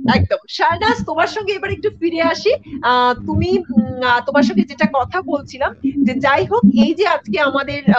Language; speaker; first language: Bangla; native; Bangla